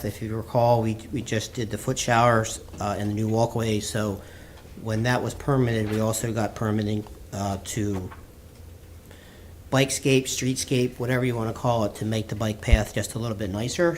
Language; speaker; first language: English; native; English